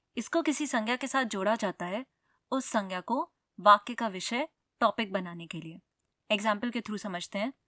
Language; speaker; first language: Hindi; native; Hindi